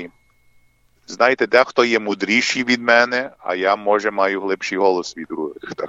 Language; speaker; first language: Ukrainian; early bilingual, heritage; English